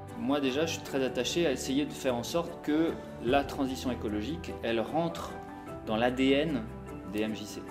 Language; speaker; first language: French; native; French